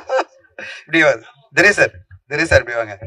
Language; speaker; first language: Tamil; native; Tamil